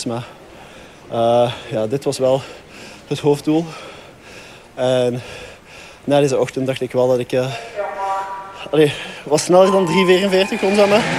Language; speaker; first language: Dutch; non-native, local second language; French